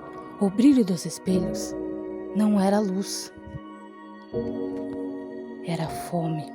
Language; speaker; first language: Portuguese; native; Portuguese